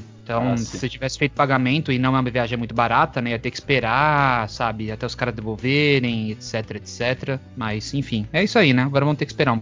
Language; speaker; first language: Portuguese; native; Portuguese